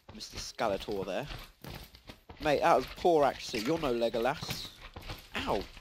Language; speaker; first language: English; native; English